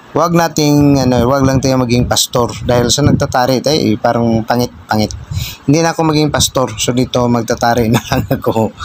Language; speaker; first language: Filipino; non-native, local second language; Cebuano